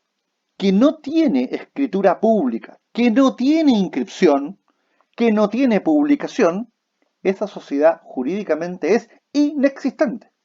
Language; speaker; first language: Spanish; native; Spanish